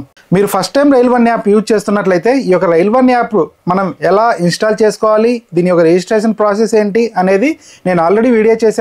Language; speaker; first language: Telugu; native; Telugu